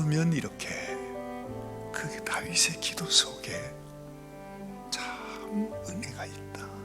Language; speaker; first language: Korean; native; Korean